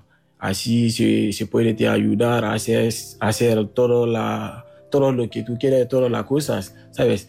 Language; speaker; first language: Spanish; non-native, fluent; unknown